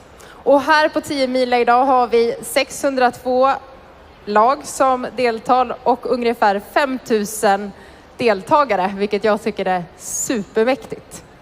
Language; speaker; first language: Swedish; native; Swedish